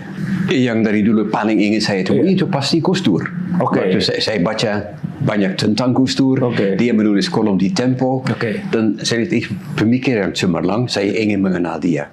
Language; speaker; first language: Indonesian; non-native, fluent; Dutch